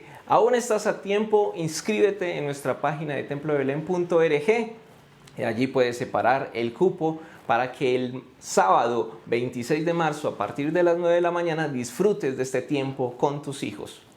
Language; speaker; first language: Spanish; native; Spanish